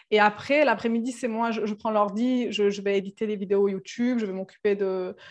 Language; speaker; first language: French; non-native, fluent; Serbian